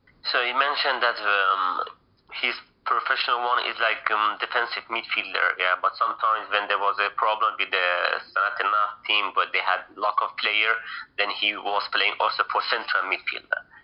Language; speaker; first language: English; non-native, fluent; Persian